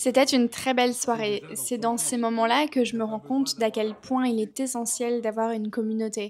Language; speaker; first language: French; native; French